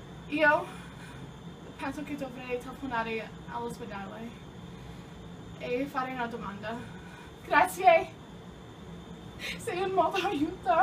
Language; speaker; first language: Italian; non-native, learner; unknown